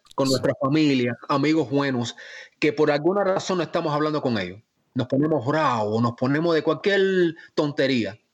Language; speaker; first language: Spanish; early bilingual, heritage; Spanish